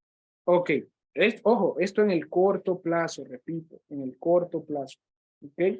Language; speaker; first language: Spanish; native; Spanish